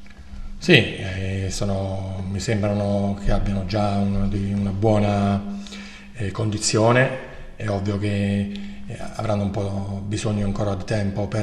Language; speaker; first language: Italian; native; Italian